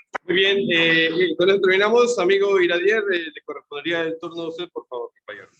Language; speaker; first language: Spanish; native; Spanish